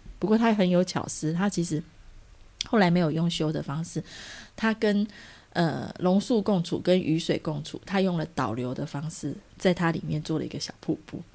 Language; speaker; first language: Chinese; native; Chinese